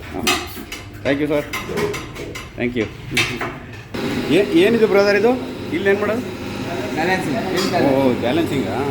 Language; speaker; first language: Kannada; native; Kannada